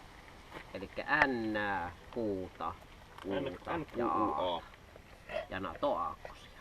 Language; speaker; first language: Finnish; native; Finnish